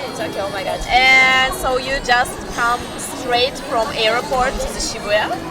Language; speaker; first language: English; non-native, learner; Russian